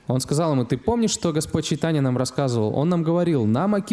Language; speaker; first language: Russian; native; Russian